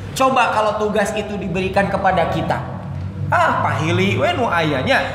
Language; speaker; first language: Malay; non-native, local second language; Sundanese